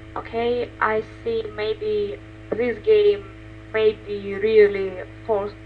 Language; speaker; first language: English; non-native, learner; Russian